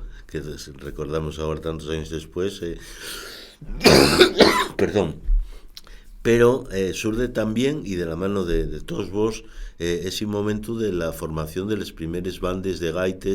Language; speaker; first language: Spanish; native; Spanish